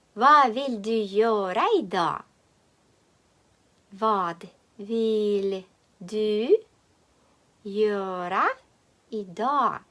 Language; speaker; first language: Swedish; non-native, learner; Ukrainian